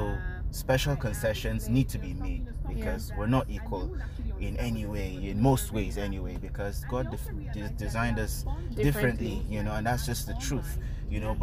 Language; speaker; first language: English; non-native, local second language; Hausa